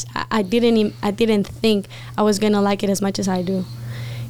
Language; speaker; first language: English; non-native, fluent; Spanish